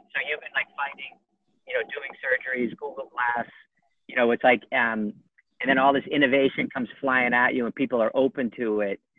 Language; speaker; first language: English; native; English